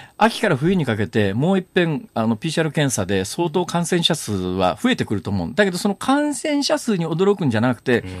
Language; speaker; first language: Japanese; native; Japanese